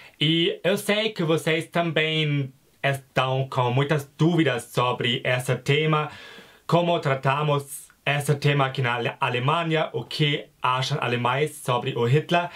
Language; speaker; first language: Portuguese; non-native, fluent; German